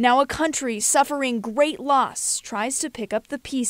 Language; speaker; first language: English; native; English